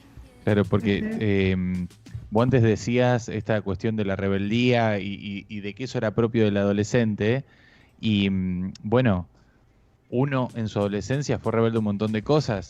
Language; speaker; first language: Spanish; native; Spanish